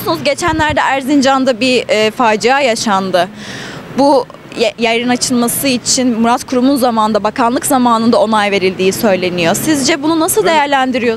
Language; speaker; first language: Turkish; native; Turkish